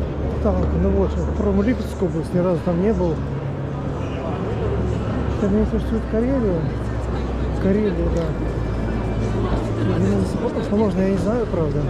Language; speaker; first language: Russian; native; Russian